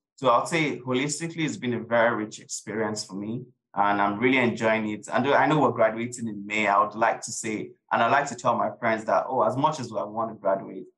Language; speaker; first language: English; non-native, local second language; Yoruba